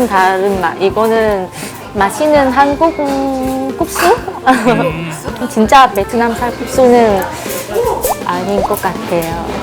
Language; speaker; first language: Korean; non-native, fluent; Vietnamese